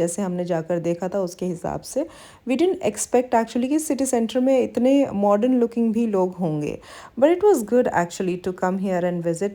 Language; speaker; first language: Hindi; native; Hindi